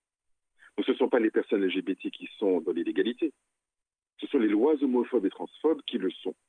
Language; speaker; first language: French; native; French